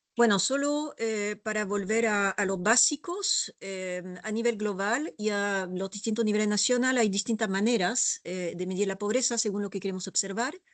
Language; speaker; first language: Spanish; non-native, fluent; French